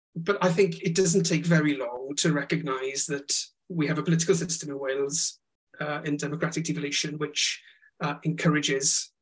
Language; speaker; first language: English; non-native, local second language; Welsh